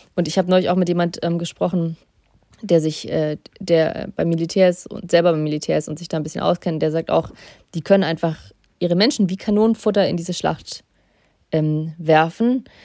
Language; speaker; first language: German; early bilingual, other home language; Russian